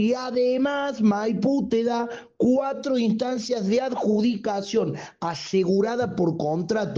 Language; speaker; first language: Spanish; native; Spanish